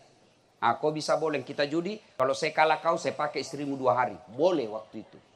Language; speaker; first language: Indonesian; native; Indonesian